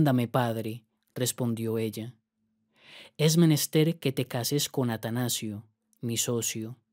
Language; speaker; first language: Spanish; native; Spanish